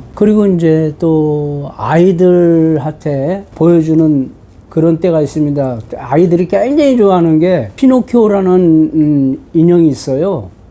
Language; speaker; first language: Korean; native; Korean